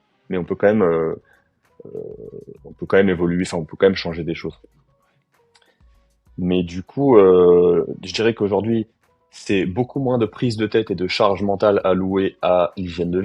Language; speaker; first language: French; native; French